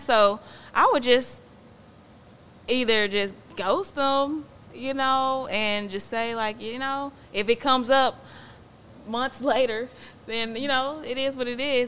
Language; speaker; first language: English; native; English